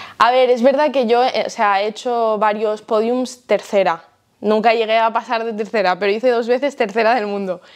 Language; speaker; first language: Spanish; early bilingual, heritage; Spanish